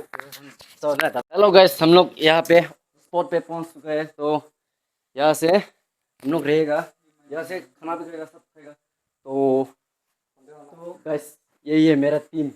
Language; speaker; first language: Hindi; non-native, local second language; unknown